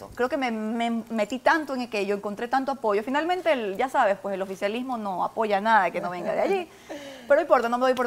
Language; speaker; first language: Spanish; native; Spanish